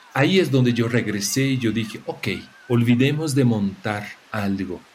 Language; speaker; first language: Spanish; non-native, fluent; Portuguese